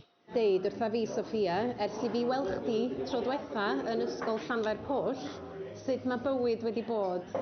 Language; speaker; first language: Welsh; native; Welsh